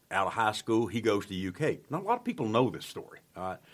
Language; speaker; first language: English; native; English